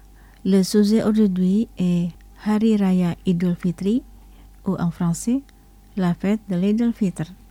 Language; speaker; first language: French; non-native, fluent; Indonesian